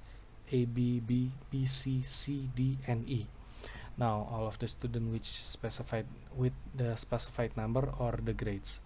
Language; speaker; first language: English; non-native, local second language; Indonesian